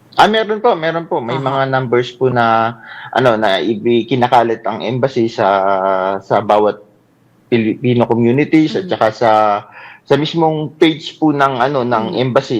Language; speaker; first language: Filipino; native; Filipino